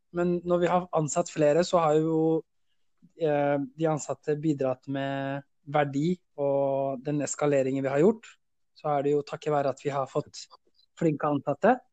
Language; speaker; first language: Norwegian; early bilingual, other home language; Somali